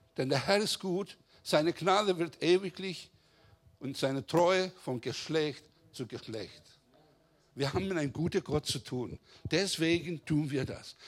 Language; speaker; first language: German; non-native, fluent; Greek